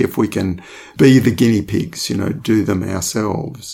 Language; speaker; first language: English; native; English